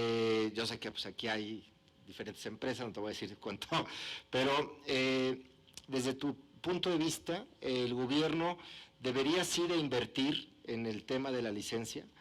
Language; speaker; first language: Spanish; native; Spanish